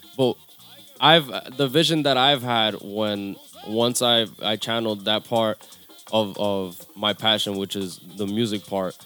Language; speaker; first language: English; early bilingual, other home language; Spanish